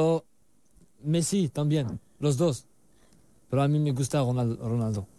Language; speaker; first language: Spanish; non-native, learner; French